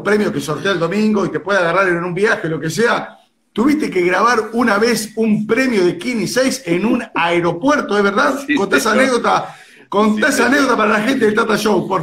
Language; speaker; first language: Spanish; native; Spanish